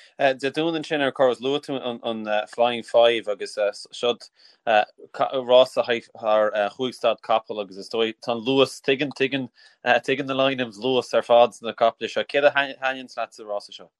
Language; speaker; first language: Irish; non-native, local second language; English